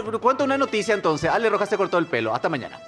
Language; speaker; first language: Spanish; native; Spanish